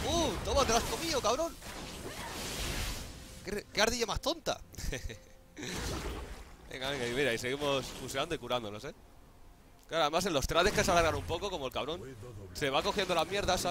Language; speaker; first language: Spanish; native; Spanish